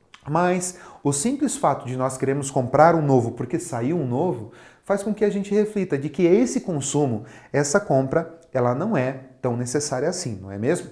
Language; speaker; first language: Portuguese; native; Portuguese